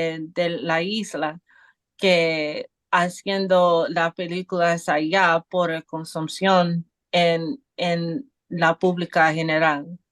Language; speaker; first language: Spanish; non-native, learner; English